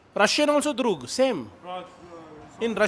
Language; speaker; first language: English; non-native, local second language; Kannada